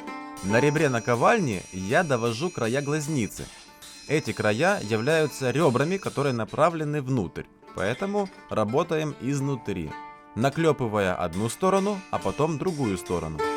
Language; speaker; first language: Russian; native; Russian